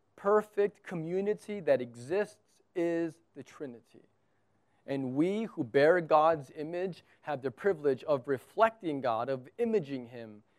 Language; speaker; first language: English; native; English